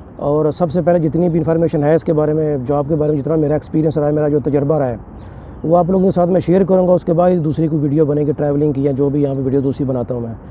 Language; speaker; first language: Urdu; non-native, local second language; Punjabi